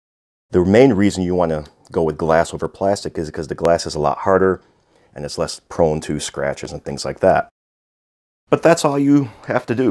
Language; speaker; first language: English; native; English